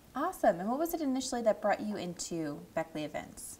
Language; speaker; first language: English; native; English